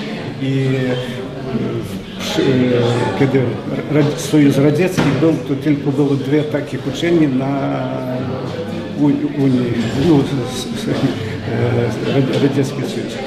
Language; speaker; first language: Polish; non-native, learner; Ukrainian